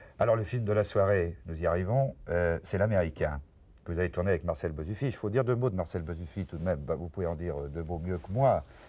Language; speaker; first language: French; native; French